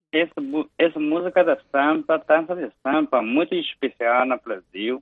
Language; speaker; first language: Portuguese; non-native, learner; Chinese